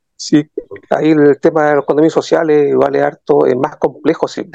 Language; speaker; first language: Spanish; native; Spanish